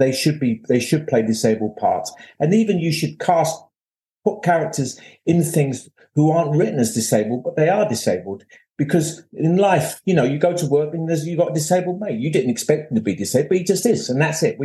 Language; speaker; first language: English; native; English